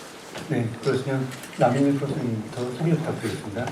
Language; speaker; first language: Korean; native; Korean